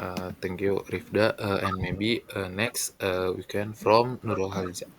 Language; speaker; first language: English; non-native, learner; Indonesian